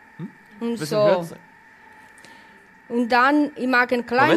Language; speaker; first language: German; non-native, learner; Italian